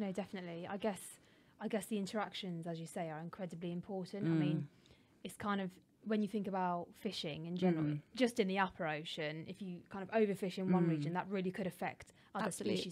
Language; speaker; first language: English; native; English